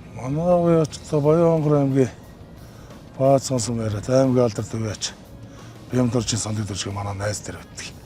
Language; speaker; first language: Mongolian; native; Mongolian